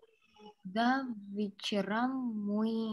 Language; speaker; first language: Russian; non-native, learner; Indonesian